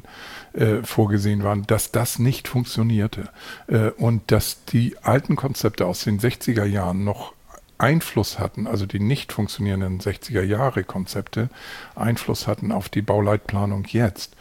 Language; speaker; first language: German; native; German